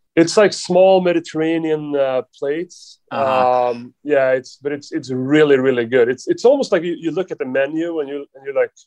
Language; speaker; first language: English; non-native, fluent; Swedish